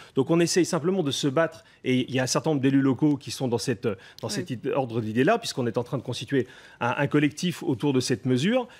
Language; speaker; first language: French; native; French